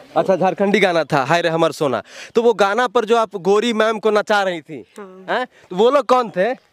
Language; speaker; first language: Hindi; native; Hindi